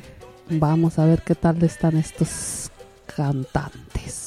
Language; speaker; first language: Spanish; native; Spanish